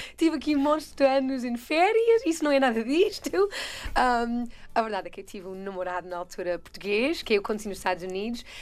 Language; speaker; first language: Portuguese; non-native, fluent; English